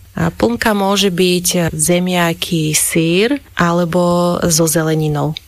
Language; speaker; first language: Slovak; non-native, fluent; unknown